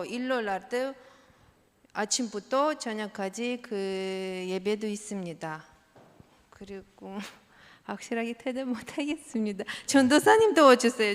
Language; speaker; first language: Korean; non-native, learner; Russian